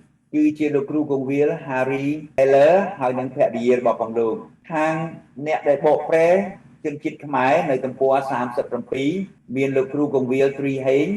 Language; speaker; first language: Khmer; native; Khmer